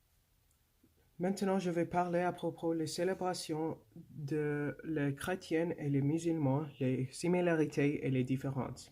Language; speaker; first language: French; non-native, local second language; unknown